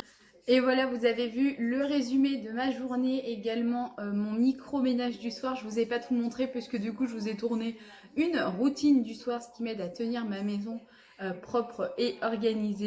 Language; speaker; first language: French; native; French